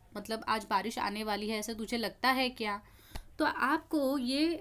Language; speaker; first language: Hindi; non-native, local second language; Marathi